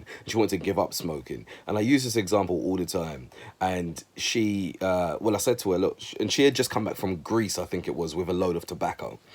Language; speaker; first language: English; native; English